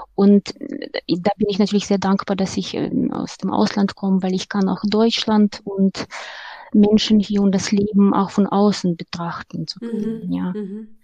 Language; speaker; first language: German; non-native, fluent; Ukrainian